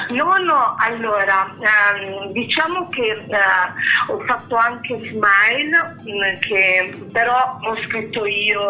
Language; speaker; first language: Italian; early bilingual, heritage; Italian